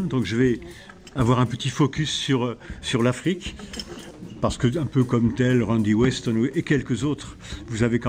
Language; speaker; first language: French; native; French